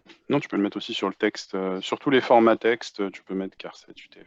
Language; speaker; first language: French; native; French